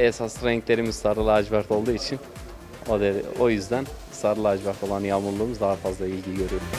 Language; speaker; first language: Turkish; native; Turkish